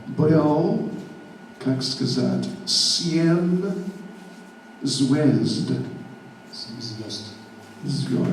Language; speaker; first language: Russian; non-native, learner; English